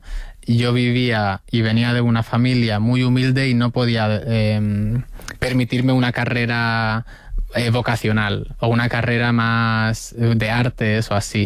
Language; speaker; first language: Spanish; native; Spanish